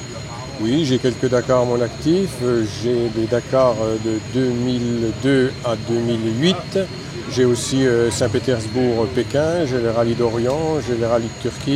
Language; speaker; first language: French; native; French